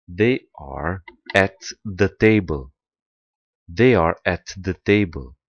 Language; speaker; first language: English; non-native, fluent; Romanian